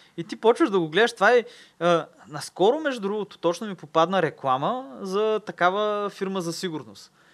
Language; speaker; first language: Bulgarian; native; Bulgarian